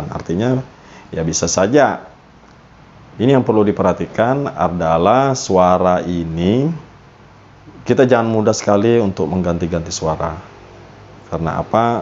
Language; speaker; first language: Indonesian; native; Indonesian